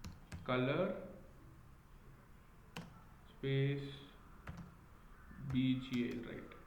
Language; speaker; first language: English; non-native, local second language; Kannada